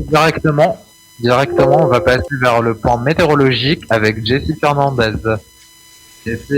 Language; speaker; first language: French; non-native, local second language; Arabic